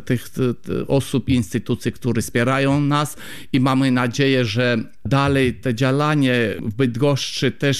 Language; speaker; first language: Polish; non-native, fluent; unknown